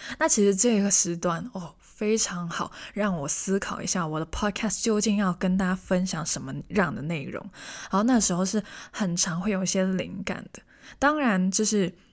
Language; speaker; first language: Chinese; non-native, local second language; Cantonese